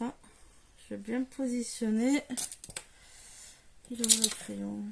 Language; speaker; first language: French; native; French